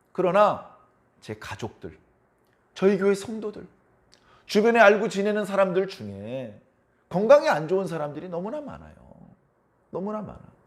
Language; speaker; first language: Korean; native; Korean